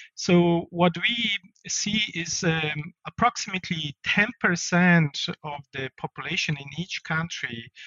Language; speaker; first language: English; non-native, fluent; Polish